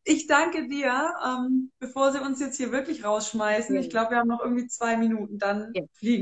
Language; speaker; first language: German; native; German